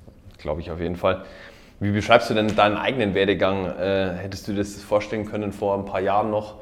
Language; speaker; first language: German; native; German